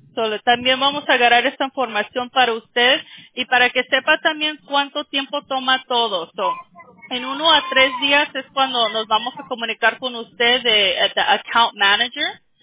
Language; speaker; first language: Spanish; early bilingual, heritage; Spanish